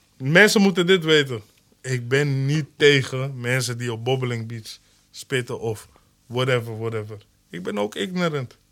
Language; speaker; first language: Dutch; early bilingual, other home language; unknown